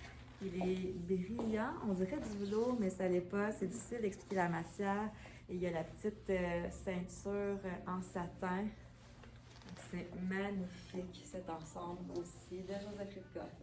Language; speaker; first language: French; native; French